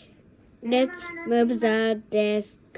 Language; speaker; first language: English; non-native, learner; Japanese